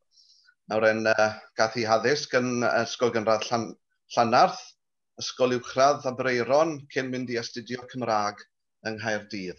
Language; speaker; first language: Welsh; native; Welsh